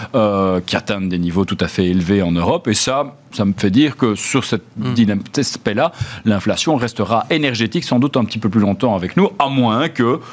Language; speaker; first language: French; native; French